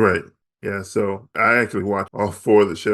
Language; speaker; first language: English; native; English